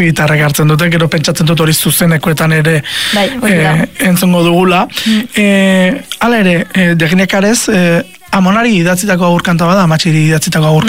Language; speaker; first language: Basque; native; Basque